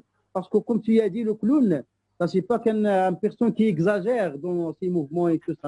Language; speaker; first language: French; non-native, local second language; Arabic